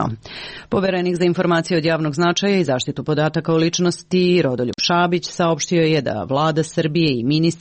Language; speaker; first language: Serbian; native; Serbian